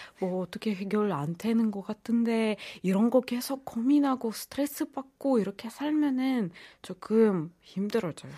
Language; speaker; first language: Korean; non-native, fluent; Russian